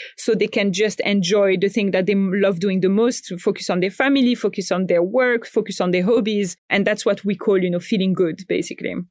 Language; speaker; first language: English; non-native, fluent; French